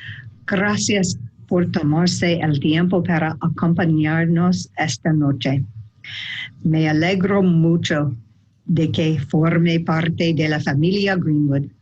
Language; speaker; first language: Spanish; non-native, learner; English